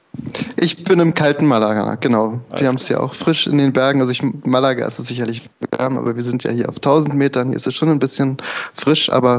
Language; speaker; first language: German; native; German